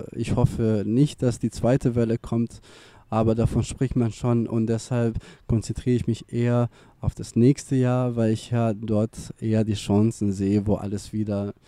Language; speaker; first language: German; non-native, fluent; Serbian